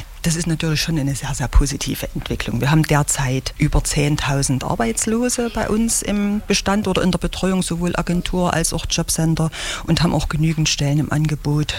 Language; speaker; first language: German; native; German